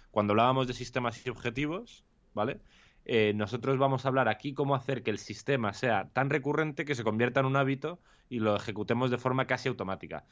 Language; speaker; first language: Spanish; native; Spanish